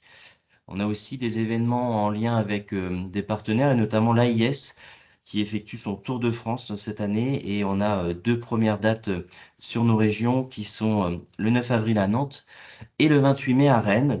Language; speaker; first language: French; native; French